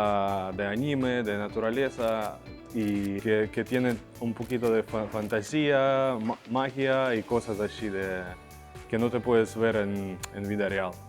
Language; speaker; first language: Spanish; non-native, learner; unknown